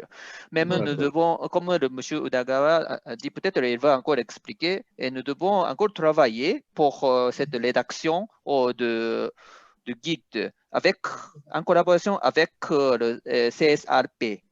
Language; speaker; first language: French; non-native, fluent; Japanese